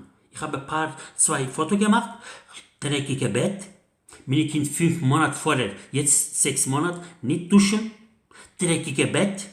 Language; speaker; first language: German; non-native, learner; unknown